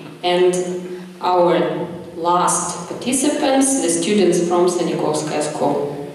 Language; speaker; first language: English; non-native, fluent; Russian